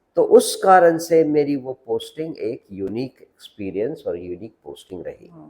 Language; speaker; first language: Hindi; native; Hindi